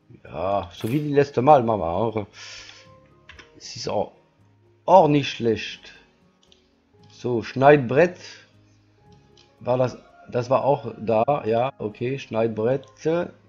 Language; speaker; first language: German; non-native, learner; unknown